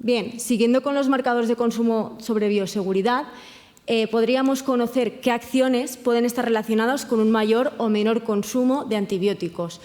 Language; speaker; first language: Spanish; native; Spanish